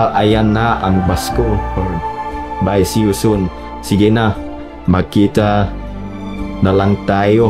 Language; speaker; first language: Filipino; non-native, learner; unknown